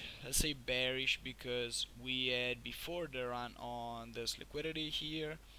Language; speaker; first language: English; non-native, fluent; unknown